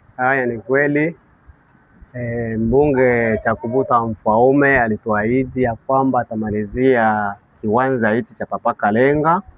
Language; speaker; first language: Swahili; native; Swahili